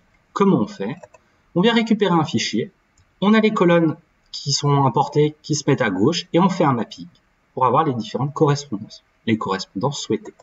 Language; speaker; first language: French; native; French